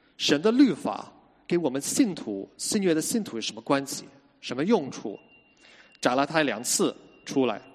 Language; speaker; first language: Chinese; non-native, fluent; English